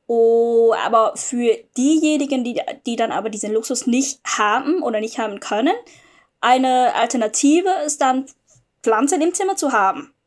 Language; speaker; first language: German; non-native, fluent; Vietnamese